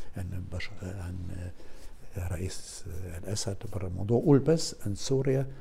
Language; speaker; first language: Arabic; non-native, fluent; German